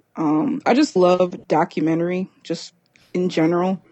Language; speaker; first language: English; native; English